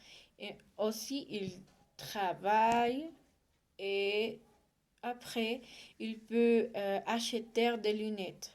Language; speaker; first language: French; non-native, learner; Spanish